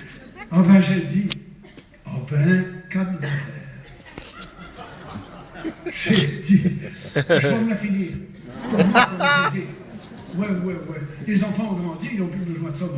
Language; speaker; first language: French; native; French